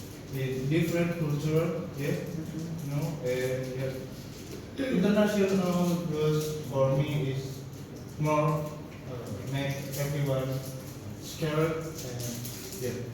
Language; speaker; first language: English; non-native, learner; Indonesian